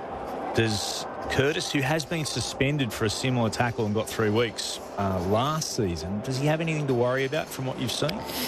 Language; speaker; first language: English; native; English